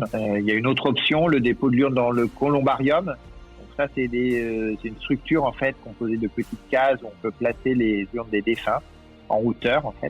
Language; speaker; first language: French; native; French